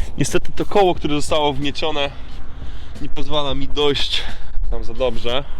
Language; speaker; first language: Polish; early bilingual, heritage; Polish